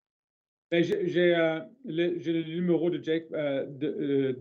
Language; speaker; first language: French; non-native, learner; English